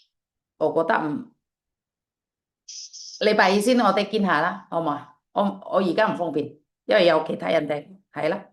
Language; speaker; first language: Cantonese; non-native, fluent; Indonesian